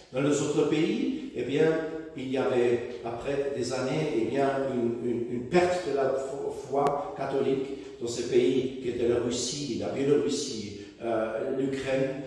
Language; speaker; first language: French; non-native, fluent; German